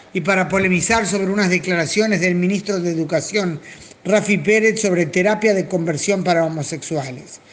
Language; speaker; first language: Spanish; native; Spanish